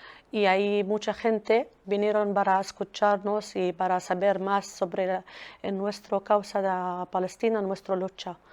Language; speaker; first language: Spanish; non-native, learner; Arabic